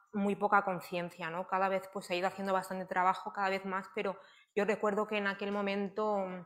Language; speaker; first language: Spanish; native; Spanish